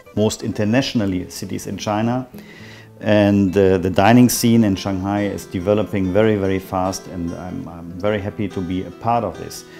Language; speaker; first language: English; non-native, fluent; German